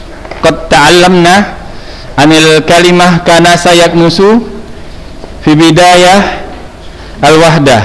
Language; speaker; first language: Arabic; non-native, fluent; Indonesian